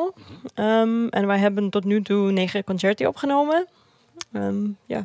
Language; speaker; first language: Dutch; non-native, fluent; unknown